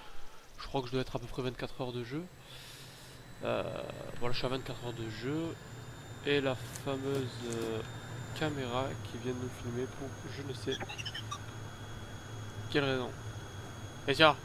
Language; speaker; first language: French; native; French